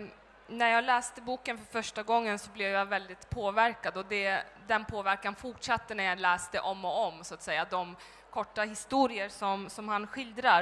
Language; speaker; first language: Swedish; early bilingual, other home language; Turkish